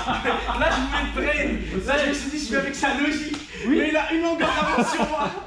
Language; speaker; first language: French; native; French